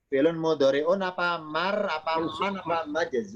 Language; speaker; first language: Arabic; non-native, fluent; Indonesian